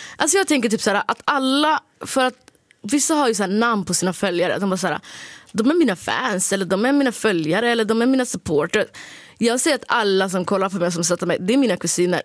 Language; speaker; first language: Swedish; early bilingual, other home language; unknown